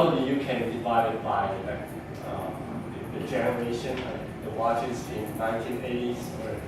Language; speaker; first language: English; non-native, fluent; Chinese